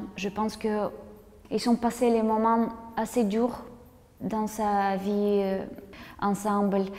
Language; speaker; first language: French; non-native, learner; Russian